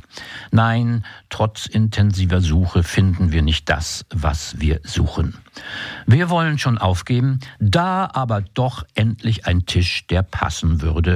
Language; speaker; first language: German; native; German